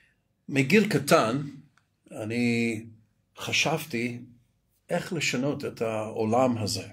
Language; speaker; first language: Hebrew; non-native, fluent; English